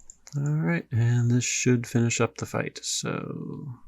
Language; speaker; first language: English; native; English